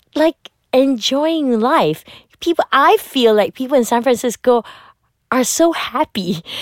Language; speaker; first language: English; non-native, local second language; Malay